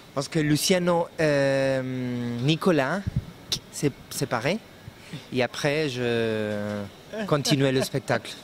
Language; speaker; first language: French; non-native, learner; Spanish